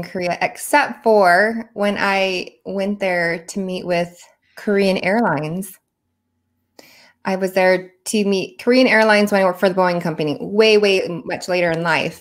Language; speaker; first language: English; native; English